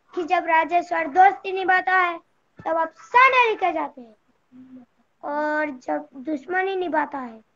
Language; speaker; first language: Hindi; non-native, local second language; Gujarati